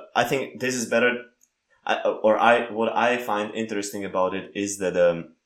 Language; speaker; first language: English; non-native, fluent; Slovak